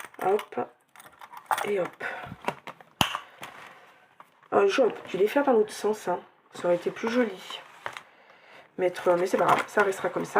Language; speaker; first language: French; native; French